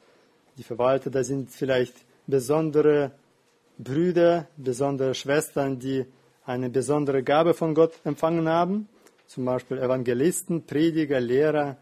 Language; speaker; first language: German; non-native, fluent; Russian